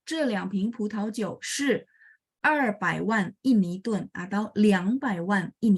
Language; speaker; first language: Chinese; non-native, fluent; Indonesian